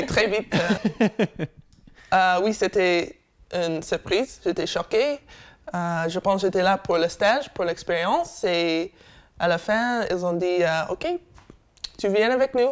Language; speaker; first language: French; non-native, learner; English